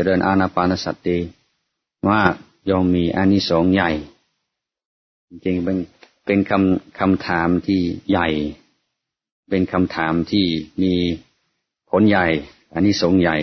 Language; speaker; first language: Thai; non-native, fluent; English